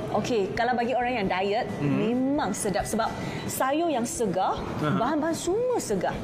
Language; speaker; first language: Malay; native; Malay